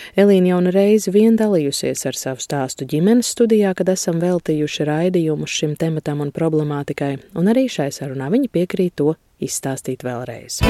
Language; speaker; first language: Latvian; native; Latvian